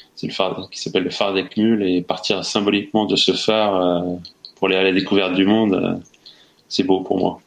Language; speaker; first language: French; native; French